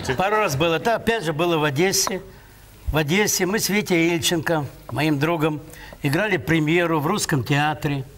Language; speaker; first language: Russian; native; Russian